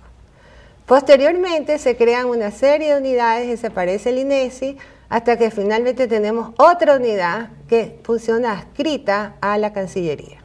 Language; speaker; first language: Spanish; native; Spanish